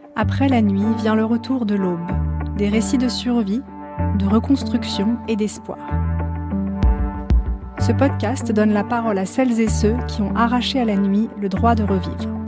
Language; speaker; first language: French; native; French